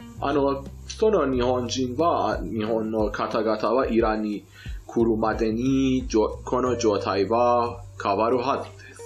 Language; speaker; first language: Japanese; non-native, fluent; Persian